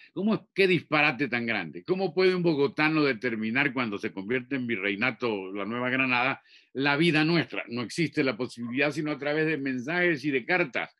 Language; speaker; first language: Spanish; native; Spanish